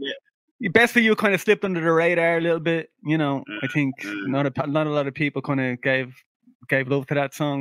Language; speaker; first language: English; native; English